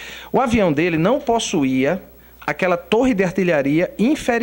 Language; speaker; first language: Portuguese; native; Portuguese